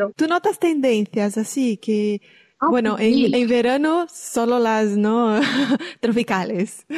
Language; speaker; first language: Spanish; non-native, fluent; Portuguese